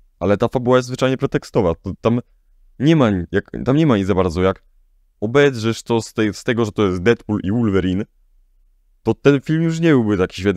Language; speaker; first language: Polish; native; Polish